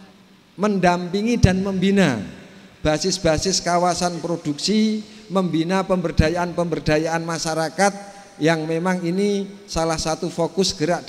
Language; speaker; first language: Indonesian; native; Indonesian